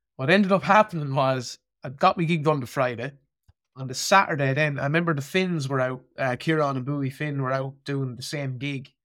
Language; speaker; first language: English; native; English